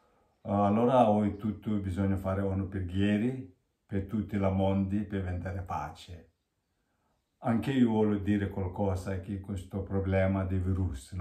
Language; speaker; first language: Italian; non-native, learner; Tibetan